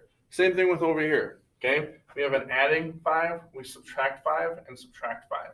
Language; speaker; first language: English; native; English